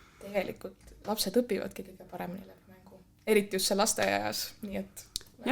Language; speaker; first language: Estonian; native; Estonian